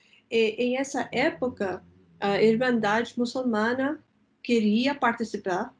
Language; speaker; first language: Portuguese; non-native, fluent; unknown